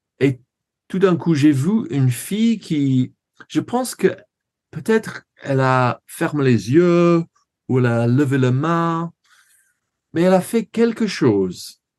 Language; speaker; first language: French; non-native, fluent; English